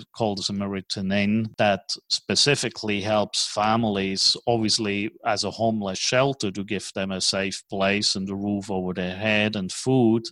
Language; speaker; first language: English; non-native, fluent; German